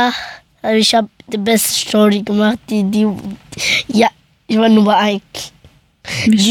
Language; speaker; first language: German; early bilingual, other home language; Persian